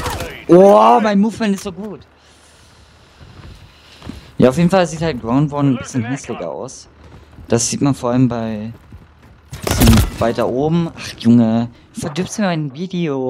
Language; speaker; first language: German; native; German